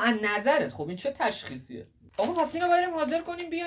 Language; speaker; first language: Persian; native; Persian